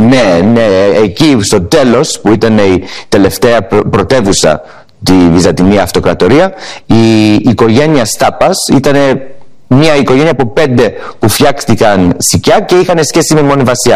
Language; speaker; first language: Greek; early bilingual, heritage; English